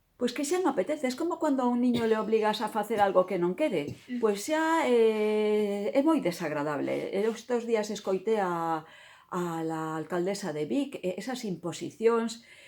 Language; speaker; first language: Galician; non-native, local second language; Spanish